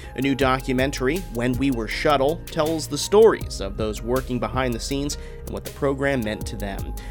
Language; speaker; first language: English; native; English